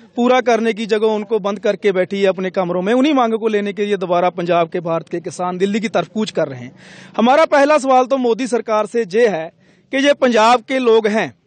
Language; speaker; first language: Hindi; non-native, local second language; Punjabi